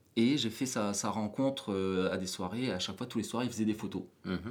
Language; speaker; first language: French; native; French